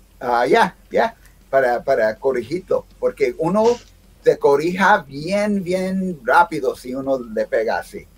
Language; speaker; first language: Spanish; early bilingual, heritage; Spanish